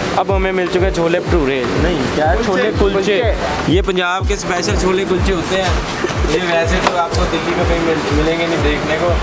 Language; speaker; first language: Hindi; non-native, local second language; Punjabi